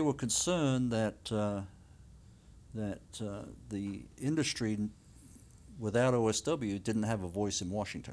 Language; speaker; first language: English; native; English